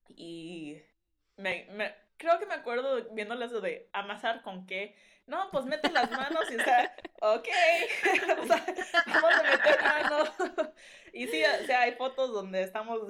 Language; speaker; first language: Spanish; early bilingual, heritage; Spanish